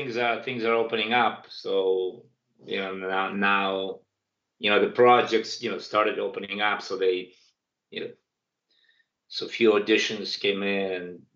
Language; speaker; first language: English; non-native, fluent; Ukrainian